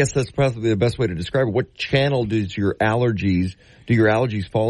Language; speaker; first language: English; native; English